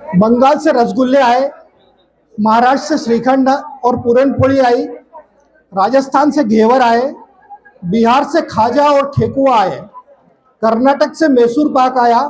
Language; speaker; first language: Hindi; non-native, local second language; Marathi